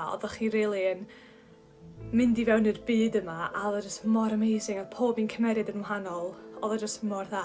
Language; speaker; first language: Welsh; native; Welsh